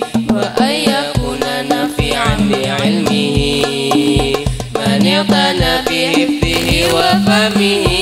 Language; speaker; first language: Arabic; non-native, learner; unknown